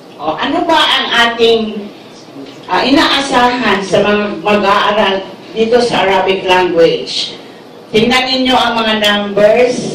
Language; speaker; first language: Filipino; non-native, local second language; Waray